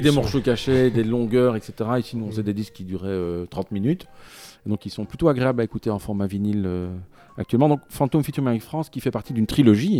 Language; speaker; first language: French; native; French